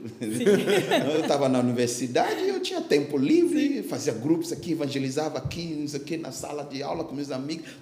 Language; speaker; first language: Portuguese; non-native, fluent; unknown